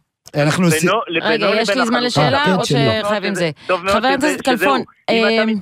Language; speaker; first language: Hebrew; native; Hebrew